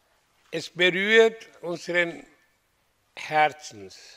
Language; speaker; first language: German; non-native, learner; Hindi